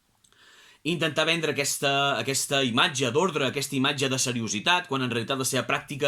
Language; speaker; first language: Catalan; native; Catalan